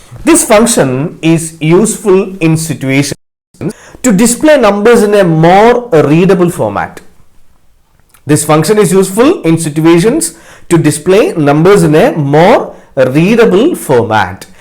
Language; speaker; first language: English; non-native, local second language; Malayalam